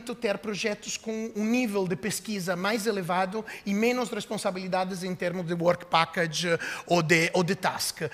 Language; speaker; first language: Portuguese; non-native, fluent; Italian